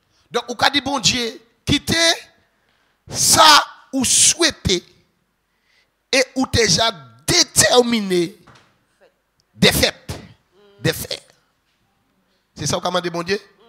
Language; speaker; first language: French; non-native, local second language; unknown